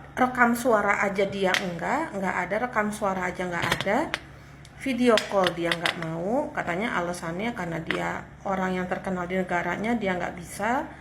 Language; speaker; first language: Indonesian; native; Indonesian